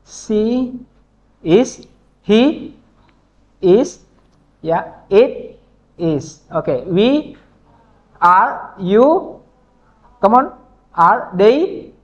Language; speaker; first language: English; non-native, fluent; Indonesian